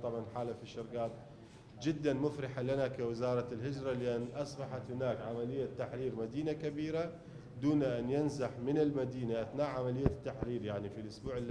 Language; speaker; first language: Arabic; native; Arabic